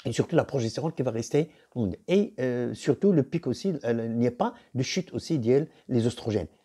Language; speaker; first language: French; non-native, local second language; Arabic